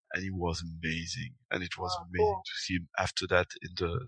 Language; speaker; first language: English; non-native, fluent; French